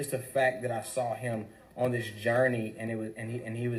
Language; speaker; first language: English; native; English